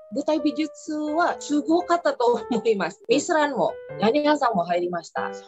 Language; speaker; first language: Japanese; non-native, learner; Indonesian